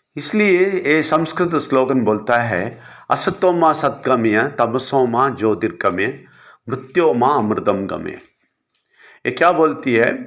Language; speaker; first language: Hindi; non-native, local second language; Malayalam